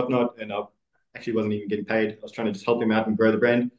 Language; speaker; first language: English; native; English